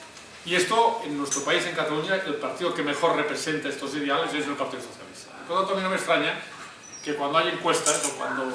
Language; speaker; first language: Spanish; native; Spanish